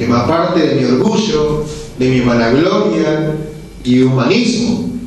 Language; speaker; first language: Spanish; non-native, fluent; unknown